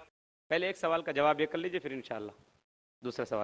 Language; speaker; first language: Hindi; native; Hindi